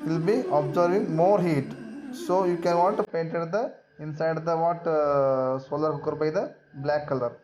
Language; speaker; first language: English; non-native, local second language; Kannada